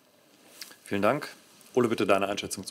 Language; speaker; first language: German; native; German